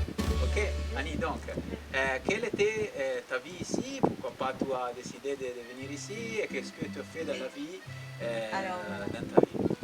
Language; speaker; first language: French; non-native, learner; Italian